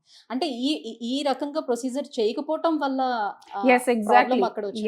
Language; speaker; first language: Telugu; native; Telugu